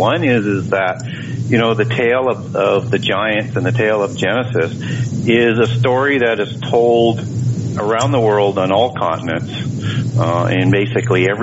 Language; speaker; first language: English; native; English